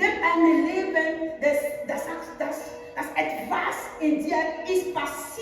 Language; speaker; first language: German; non-native, learner; French